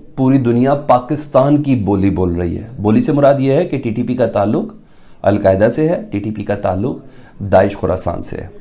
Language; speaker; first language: Urdu; native; Urdu